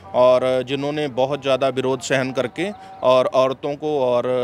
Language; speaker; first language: Hindi; native; Hindi